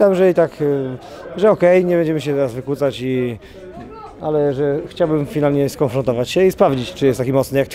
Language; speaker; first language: Polish; native; Polish